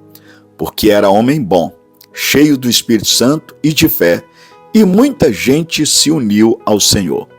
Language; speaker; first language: Portuguese; native; Portuguese